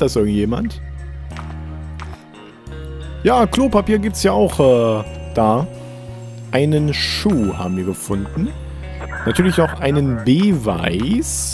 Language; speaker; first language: German; native; German